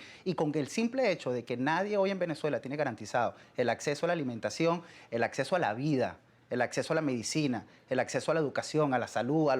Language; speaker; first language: Spanish; native; Spanish